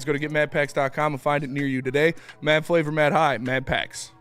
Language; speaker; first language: English; native; English